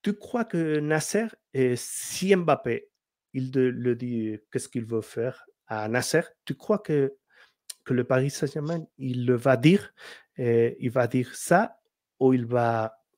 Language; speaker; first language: French; non-native, learner; Spanish